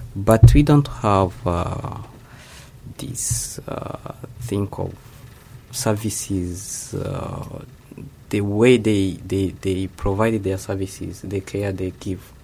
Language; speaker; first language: English; non-native, local second language; Kinyarwanda